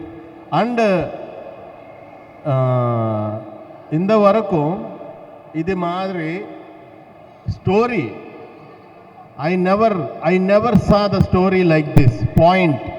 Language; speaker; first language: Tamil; non-native, learner; Telugu